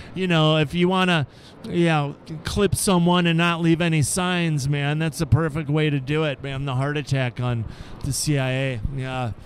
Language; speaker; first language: English; native; English